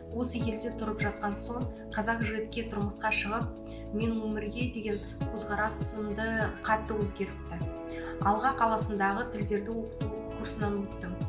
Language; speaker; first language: Kazakh; non-native, local second language; Russian